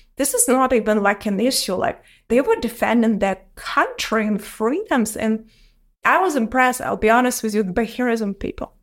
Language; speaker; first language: English; non-native, fluent; Ukrainian